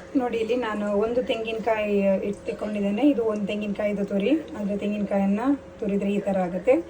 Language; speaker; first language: Kannada; non-native, local second language; Tulu